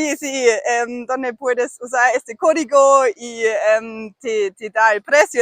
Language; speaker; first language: Spanish; non-native, fluent; German